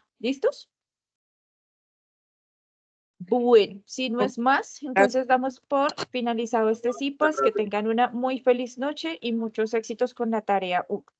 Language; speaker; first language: Spanish; native; Spanish